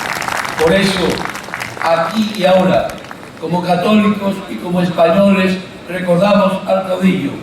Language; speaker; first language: Spanish; native; Spanish